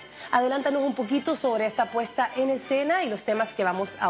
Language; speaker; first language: Spanish; native; Spanish